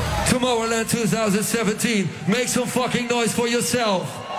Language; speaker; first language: English; non-native, fluent; Dutch